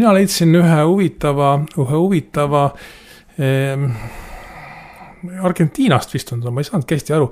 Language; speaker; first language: Estonian; native; Estonian